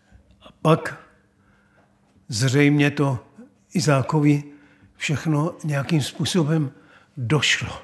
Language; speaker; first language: Czech; native; Czech